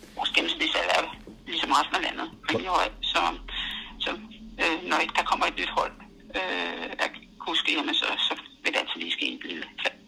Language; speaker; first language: Danish; native; Danish